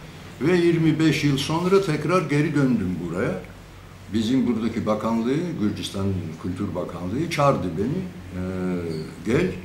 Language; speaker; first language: Turkish; non-native, fluent; Georgian